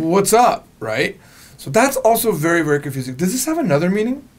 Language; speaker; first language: English; native; English